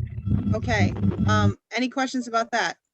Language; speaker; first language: English; native; English